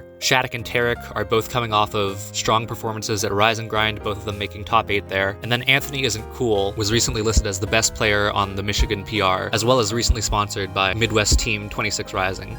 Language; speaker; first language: English; native; English